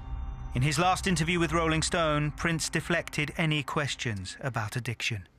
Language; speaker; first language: English; native; English